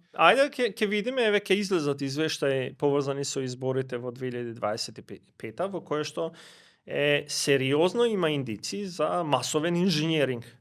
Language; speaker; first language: Macedonian; non-native, local second language; Albanian